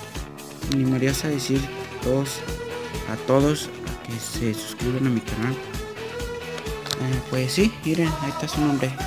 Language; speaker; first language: Spanish; early bilingual, other home language; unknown